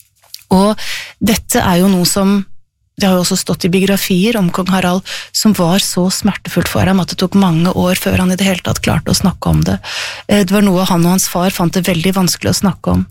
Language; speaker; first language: Norwegian; native; Norwegian